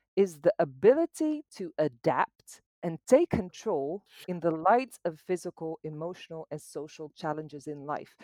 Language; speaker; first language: English; non-native, fluent; Dutch